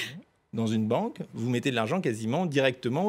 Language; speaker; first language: French; native; French